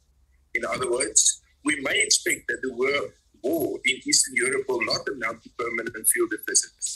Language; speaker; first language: English; non-native, local second language; Afrikaans